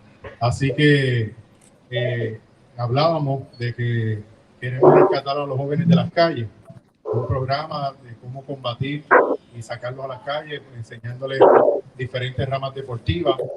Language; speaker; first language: Spanish; native; Spanish